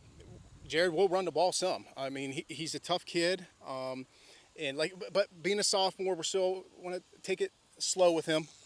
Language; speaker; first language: English; native; English